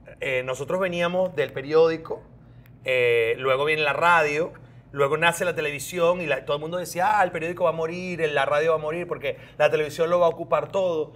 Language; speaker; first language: Spanish; native; Spanish